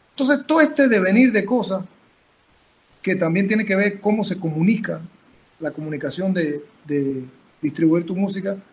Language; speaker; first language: Spanish; native; Spanish